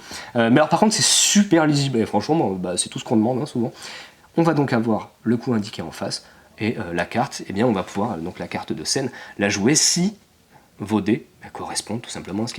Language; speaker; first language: French; native; French